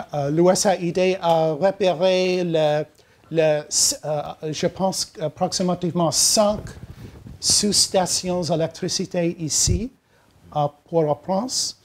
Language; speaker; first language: French; non-native, learner; English